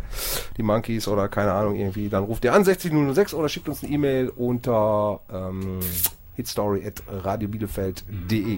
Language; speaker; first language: German; native; German